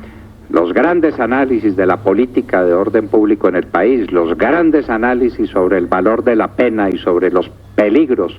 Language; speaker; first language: Spanish; native; Spanish